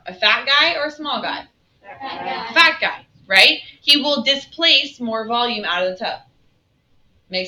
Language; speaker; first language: English; native; English